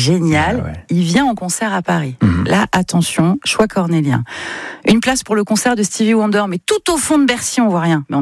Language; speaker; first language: French; native; French